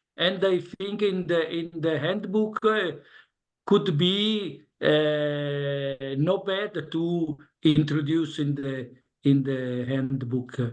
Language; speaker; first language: English; non-native, learner; Italian